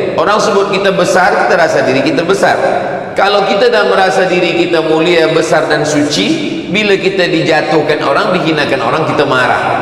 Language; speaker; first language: Malay; native; Malay